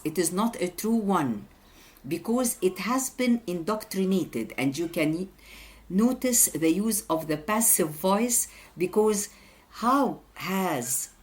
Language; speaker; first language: English; non-native, fluent; Arabic